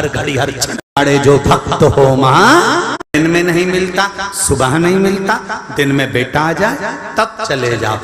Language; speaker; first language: Hindi; native; Hindi